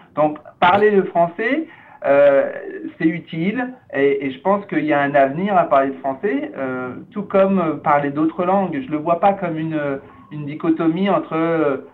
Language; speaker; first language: French; native; French